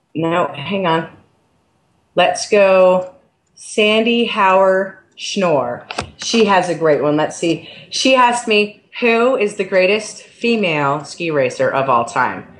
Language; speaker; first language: English; native; English